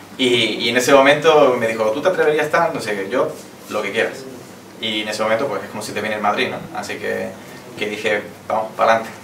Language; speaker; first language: Spanish; native; Spanish